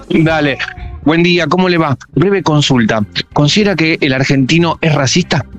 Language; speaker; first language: Spanish; native; Spanish